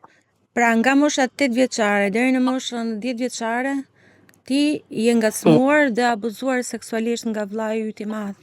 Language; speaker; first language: Albanian; native; Albanian